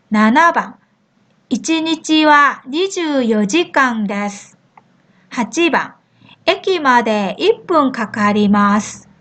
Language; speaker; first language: Japanese; non-native, fluent; Korean